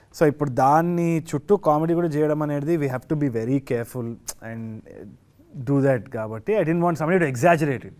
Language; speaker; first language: Telugu; native; Telugu